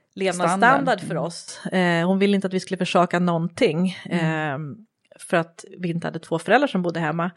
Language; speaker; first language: Swedish; native; Swedish